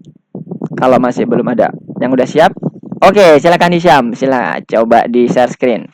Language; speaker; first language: Indonesian; native; Indonesian